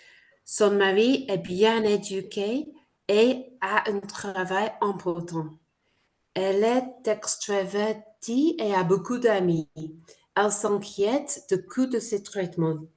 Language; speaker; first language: French; non-native, fluent; English